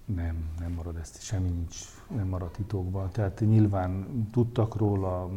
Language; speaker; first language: Hungarian; native; Hungarian